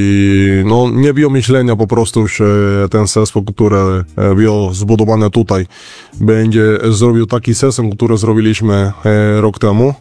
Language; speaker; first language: Polish; non-native, learner; Spanish